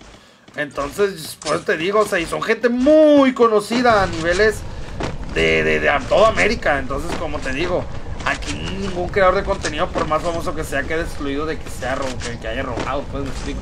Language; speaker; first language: Spanish; native; Spanish